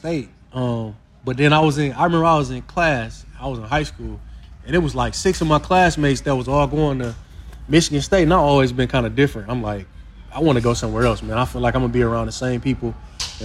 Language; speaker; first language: English; native; English